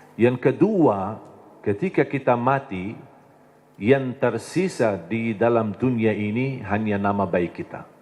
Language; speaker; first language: Indonesian; non-native, fluent; Arabic